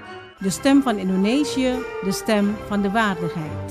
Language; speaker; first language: Dutch; non-native, fluent; Indonesian